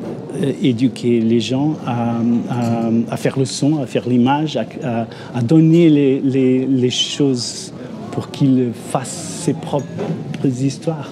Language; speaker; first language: French; non-native, fluent; Portuguese